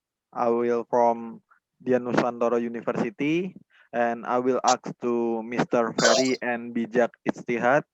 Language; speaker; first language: English; non-native, learner; Indonesian